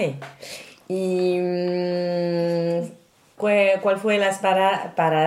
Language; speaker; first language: Spanish; non-native, learner; French